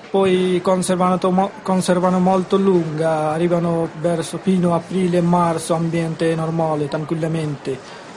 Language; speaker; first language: Italian; non-native, learner; Bangla